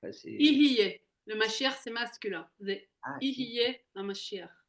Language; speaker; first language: French; non-native, fluent; Hebrew